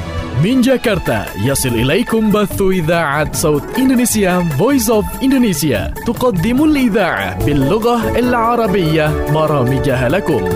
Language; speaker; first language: Arabic; non-native, fluent; Indonesian